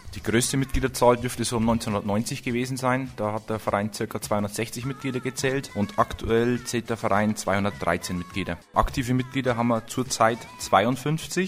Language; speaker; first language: German; native; German